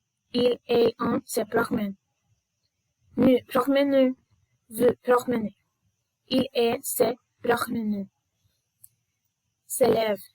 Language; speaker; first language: French; non-native, learner; Spanish